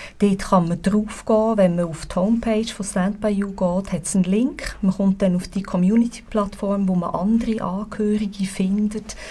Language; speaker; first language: German; native; German